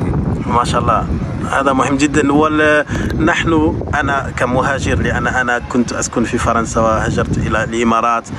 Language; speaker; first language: Arabic; non-native, fluent; French